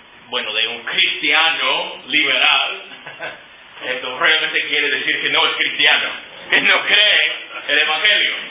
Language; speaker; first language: Spanish; non-native, fluent; English